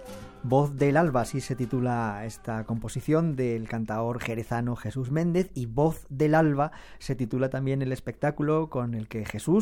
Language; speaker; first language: Spanish; native; Spanish